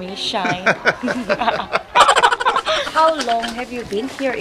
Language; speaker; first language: English; non-native, fluent; Filipino